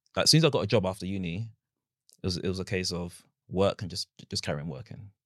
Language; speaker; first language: English; early bilingual, other home language; Akan